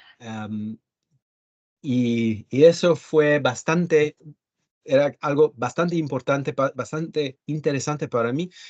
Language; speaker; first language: Spanish; early bilingual, heritage; Spanish